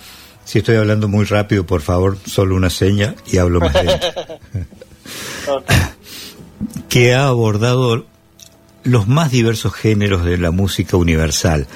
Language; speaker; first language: Spanish; native; Spanish